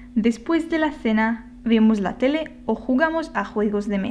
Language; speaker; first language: Spanish; non-native, fluent; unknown